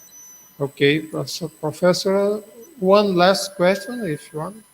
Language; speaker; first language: English; non-native, learner; Portuguese